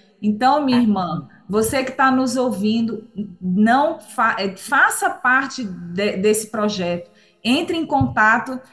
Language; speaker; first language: Portuguese; native; Portuguese